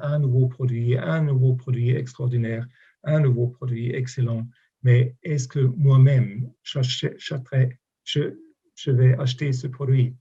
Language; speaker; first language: French; non-native, fluent; German